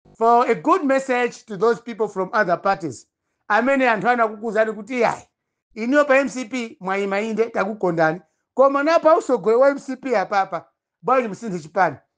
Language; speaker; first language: Nyanja; non-native, local second language; Tumbuka